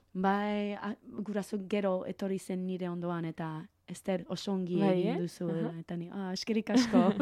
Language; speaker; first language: Basque; non-native, learner; English